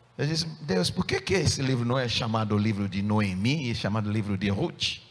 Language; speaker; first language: Portuguese; non-native, fluent; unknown